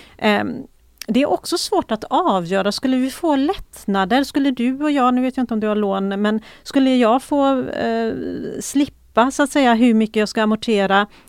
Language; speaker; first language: Swedish; early bilingual, other home language; Persian